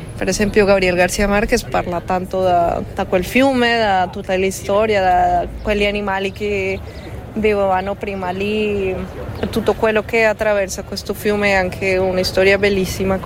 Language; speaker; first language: Italian; non-native, fluent; Spanish